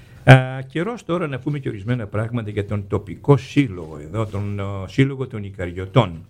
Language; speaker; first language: Greek; native; Greek